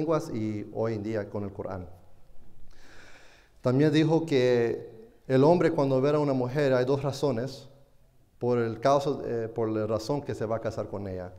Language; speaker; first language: Spanish; non-native, fluent; English